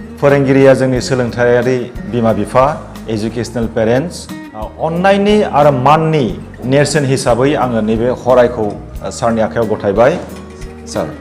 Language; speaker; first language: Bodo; native; Bodo